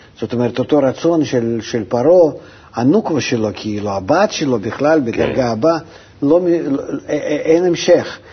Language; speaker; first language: Hebrew; non-native, fluent; Russian